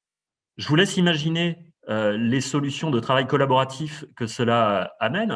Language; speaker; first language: French; native; French